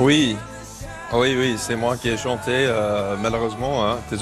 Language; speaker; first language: French; non-native, learner; English